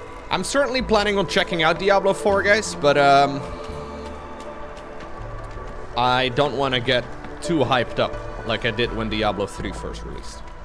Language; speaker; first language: English; non-native, fluent; Dutch